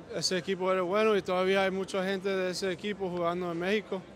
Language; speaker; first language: Spanish; early bilingual, heritage; Spanish